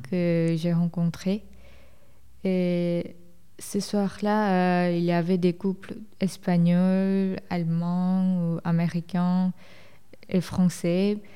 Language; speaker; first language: French; non-native, fluent; Korean